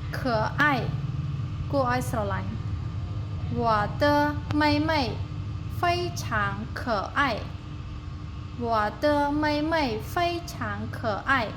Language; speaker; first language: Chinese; non-native, fluent; Khmer